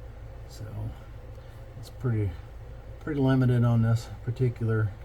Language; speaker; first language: English; native; English